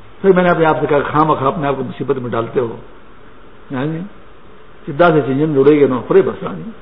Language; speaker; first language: Urdu; non-native, local second language; Pashto